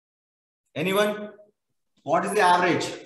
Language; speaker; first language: Telugu; native; Telugu